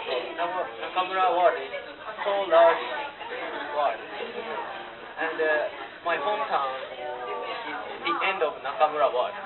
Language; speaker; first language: English; non-native, learner; Japanese